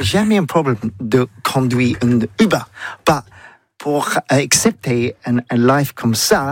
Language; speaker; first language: French; non-native, learner; English